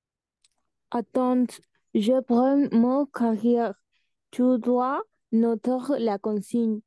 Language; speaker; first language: French; non-native, learner; Spanish